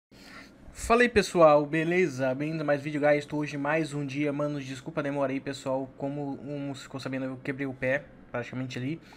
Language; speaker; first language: Portuguese; native; Portuguese